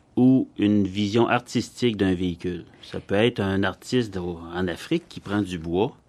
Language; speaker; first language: French; native; French